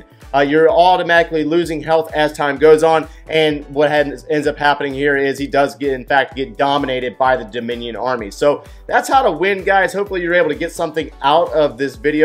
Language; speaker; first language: English; native; English